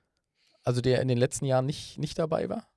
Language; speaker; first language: German; native; German